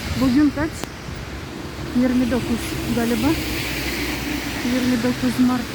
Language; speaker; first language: Turkish; non-native, fluent; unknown